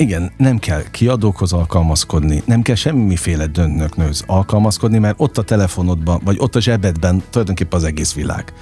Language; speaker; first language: Hungarian; native; Hungarian